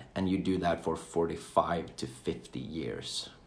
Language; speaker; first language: English; non-native, fluent; Swedish